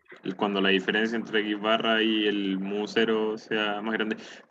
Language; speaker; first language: Spanish; native; Spanish